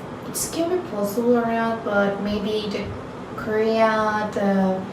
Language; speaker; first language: English; non-native, learner; Turkish